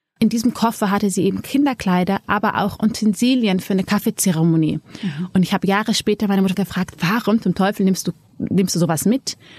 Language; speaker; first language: German; early bilingual, other home language; Amharic